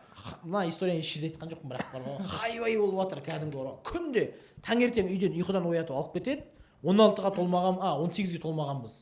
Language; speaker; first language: Kazakh; native; Kazakh